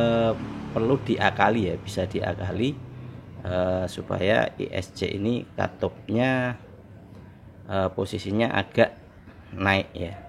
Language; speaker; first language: Indonesian; native; Indonesian